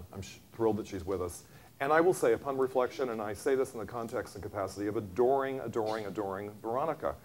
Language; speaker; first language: English; native; English